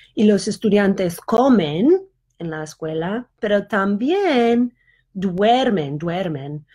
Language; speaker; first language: Spanish; non-native, fluent; English